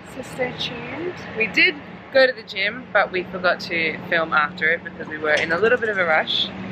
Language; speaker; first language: English; native; English